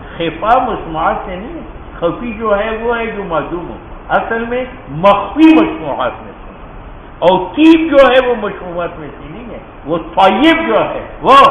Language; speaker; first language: Urdu; non-native, local second language; Pashto